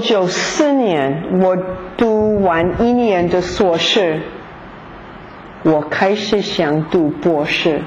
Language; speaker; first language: Chinese; non-native, fluent; English